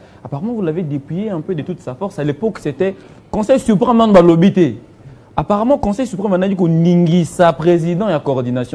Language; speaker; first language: French; non-native, local second language; Lingala